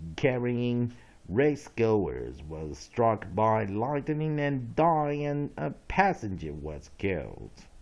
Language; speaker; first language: English; non-native, fluent; Chinese